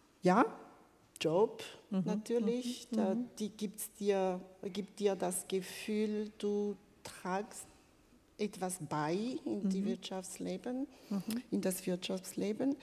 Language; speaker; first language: German; non-native, fluent; Malagasy